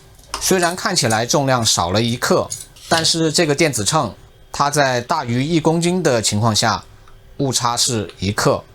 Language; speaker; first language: Chinese; native; Chinese